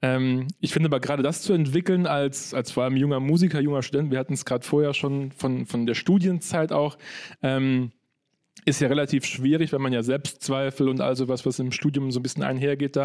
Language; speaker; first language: German; native; German